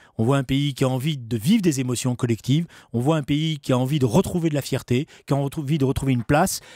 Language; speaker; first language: French; native; French